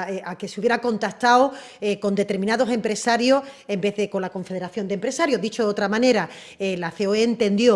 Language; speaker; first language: Spanish; native; Spanish